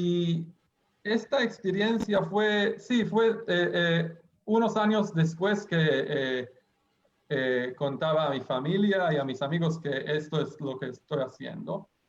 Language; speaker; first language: Spanish; non-native, fluent; Hebrew